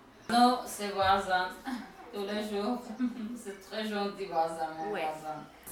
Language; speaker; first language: French; non-native, learner; Armenian